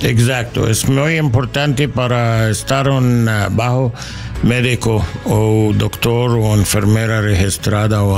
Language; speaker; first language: Spanish; non-native, learner; English